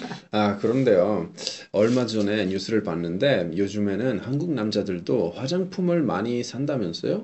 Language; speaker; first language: Korean; non-native, fluent; Italian